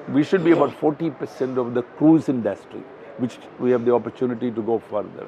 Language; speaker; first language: English; non-native, local second language; Malayalam